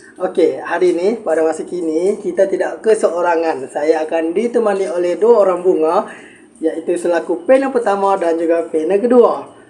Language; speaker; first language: Malay; native; Malay